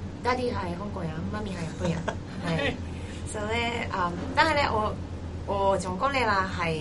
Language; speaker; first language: Chinese; non-native, learner; Japanese